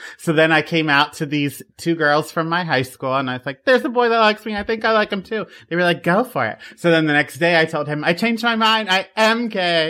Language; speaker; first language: English; native; English